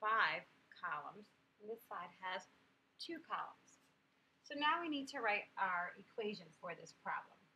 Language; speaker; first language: English; native; English